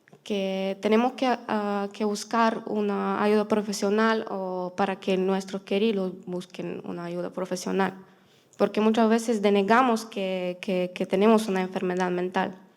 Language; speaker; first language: Spanish; non-native, fluent; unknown